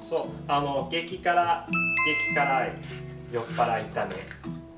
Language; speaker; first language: Japanese; non-native, learner; Thai